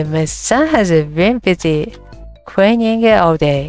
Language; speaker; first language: English; non-native, learner; Japanese